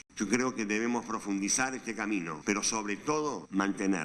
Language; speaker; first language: Spanish; native; Spanish